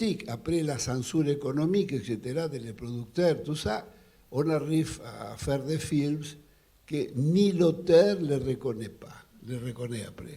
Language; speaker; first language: French; non-native, fluent; Spanish